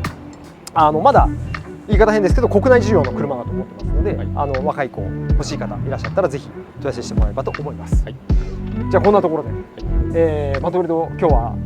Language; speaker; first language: Japanese; native; Japanese